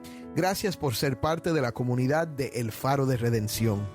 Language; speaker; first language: Spanish; native; Spanish